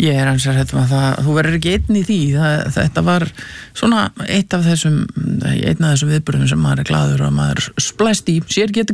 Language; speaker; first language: Icelandic; native; Icelandic